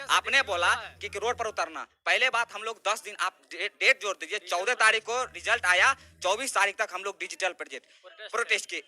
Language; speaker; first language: Hindi; native; Hindi